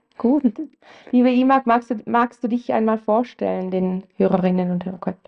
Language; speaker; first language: German; native; German